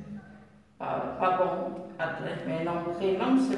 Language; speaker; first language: French; non-native, learner; Khmer